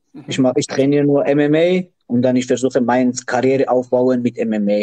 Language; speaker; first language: German; non-native, learner; Georgian